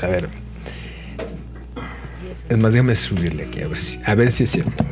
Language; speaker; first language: Spanish; native; Spanish